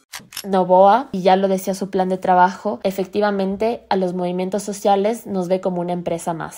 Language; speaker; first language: Spanish; native; Spanish